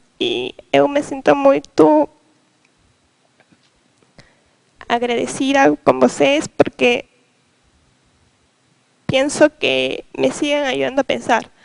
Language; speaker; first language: Portuguese; non-native, learner; Spanish